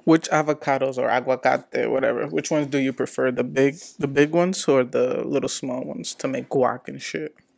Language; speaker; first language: English; early bilingual, other home language; Spanish